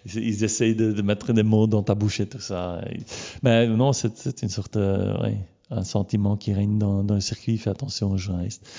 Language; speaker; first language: French; native; French